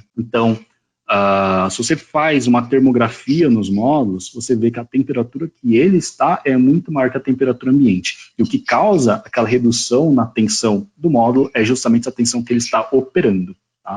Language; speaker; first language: Portuguese; native; Portuguese